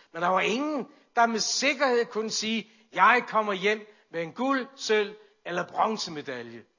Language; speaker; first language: Danish; native; Danish